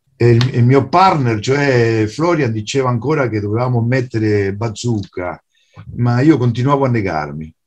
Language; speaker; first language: Italian; non-native, fluent; Spanish